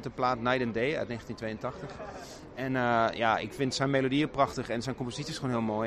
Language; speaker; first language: Dutch; native; Dutch